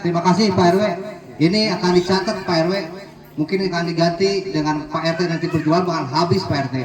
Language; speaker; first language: Indonesian; non-native, local second language; Sundanese